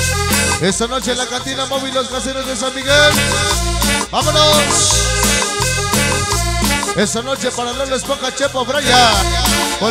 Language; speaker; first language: Spanish; native; Spanish